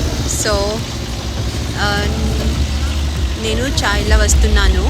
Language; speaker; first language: Telugu; non-native, local second language; Kannada